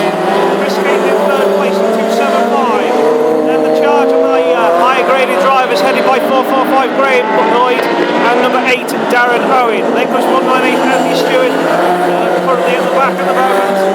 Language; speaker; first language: English; native; English